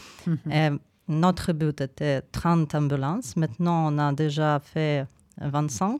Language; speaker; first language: French; non-native, fluent; Ukrainian